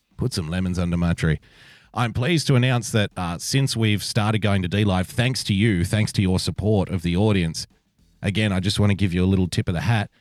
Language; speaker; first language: English; native; English